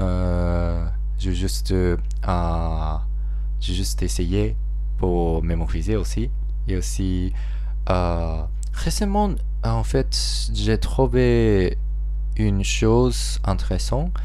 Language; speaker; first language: French; non-native, learner; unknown